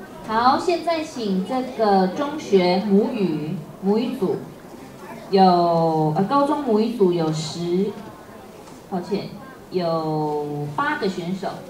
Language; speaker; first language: Chinese; native; Chinese